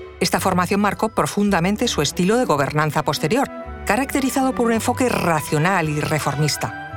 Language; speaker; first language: Spanish; native; Spanish